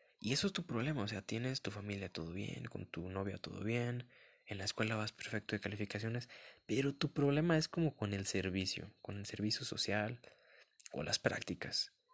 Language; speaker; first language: Spanish; early bilingual, heritage; Spanish